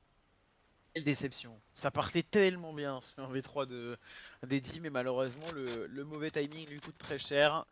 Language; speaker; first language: French; native; French